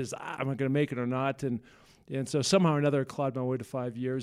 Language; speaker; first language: English; native; English